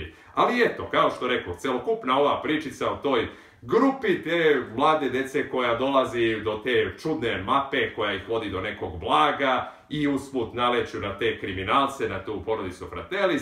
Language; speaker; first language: Serbian; native; Serbian